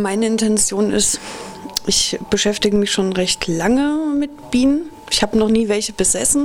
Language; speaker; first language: German; native; German